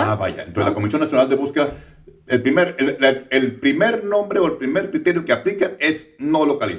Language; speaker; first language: Spanish; native; Spanish